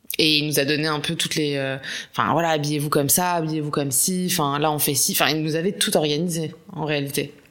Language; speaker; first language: French; native; French